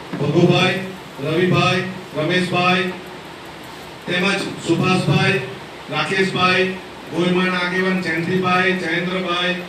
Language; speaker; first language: Gujarati; non-native, local second language; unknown